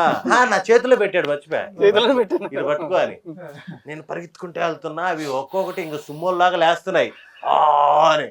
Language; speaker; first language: Telugu; native; Telugu